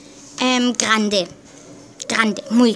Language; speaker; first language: Spanish; early bilingual, heritage; Spanish